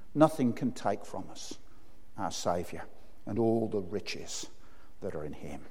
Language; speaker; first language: English; native; English